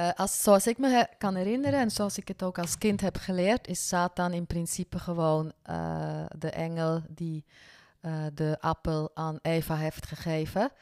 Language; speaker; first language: Dutch; non-native, fluent; French